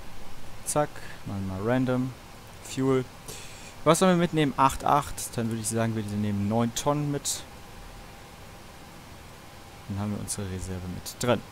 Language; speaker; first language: German; native; German